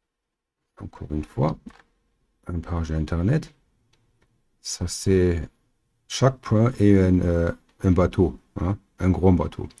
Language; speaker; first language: French; non-native, learner; German